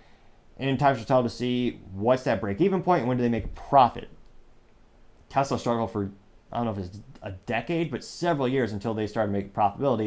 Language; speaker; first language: English; native; English